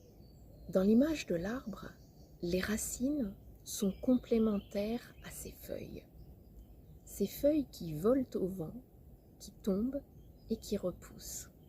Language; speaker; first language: French; native; French